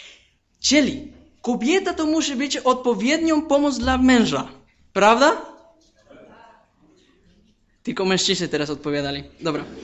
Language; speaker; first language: Polish; non-native, fluent; Spanish